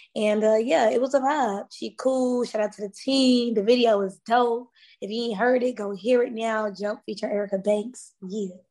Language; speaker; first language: English; native; English